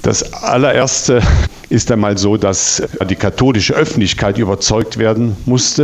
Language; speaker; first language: German; native; German